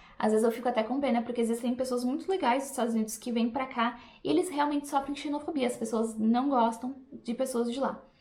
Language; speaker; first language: Portuguese; native; Portuguese